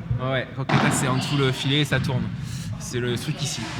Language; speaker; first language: French; native; French